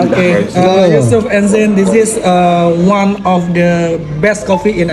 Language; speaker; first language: English; non-native, learner; Indonesian